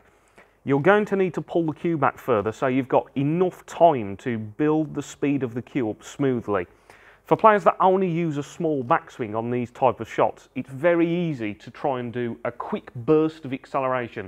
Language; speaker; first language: English; native; English